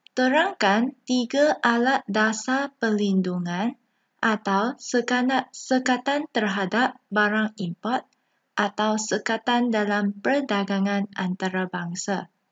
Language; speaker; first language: Malay; non-native, local second language; Chinese